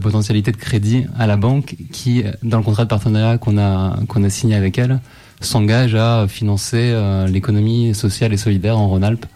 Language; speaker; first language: French; native; French